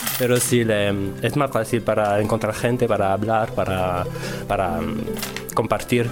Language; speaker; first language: Spanish; non-native, learner; French